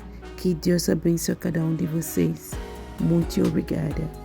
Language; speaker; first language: Portuguese; non-native, learner; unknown